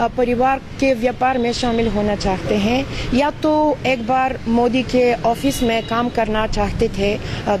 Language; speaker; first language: Hindi; non-native, fluent; Bulgarian